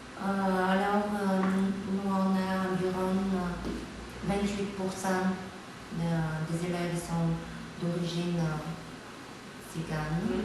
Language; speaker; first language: French; non-native, fluent; Bulgarian